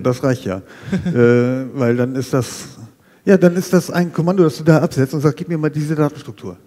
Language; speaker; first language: German; native; German